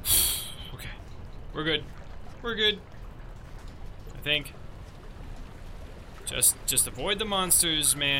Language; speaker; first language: English; native; English